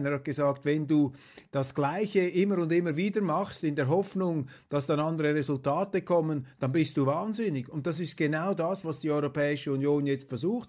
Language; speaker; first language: German; native; German